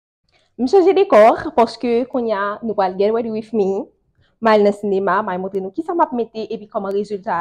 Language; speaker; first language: French; non-native, local second language; Haitian Creole